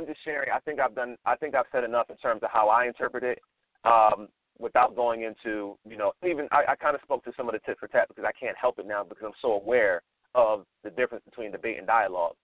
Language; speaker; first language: English; native; English